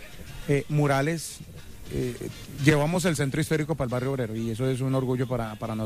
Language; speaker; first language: Spanish; native; Spanish